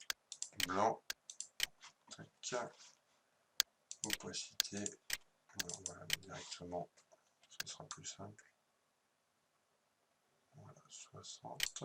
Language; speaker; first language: French; native; French